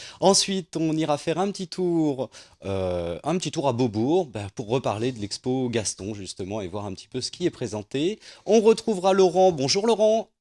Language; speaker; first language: French; native; French